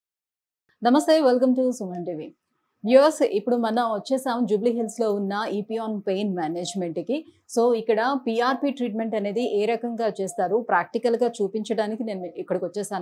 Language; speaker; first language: Telugu; native; Telugu